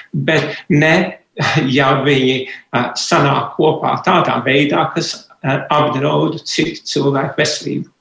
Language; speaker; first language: Latvian; early bilingual, heritage; Latvian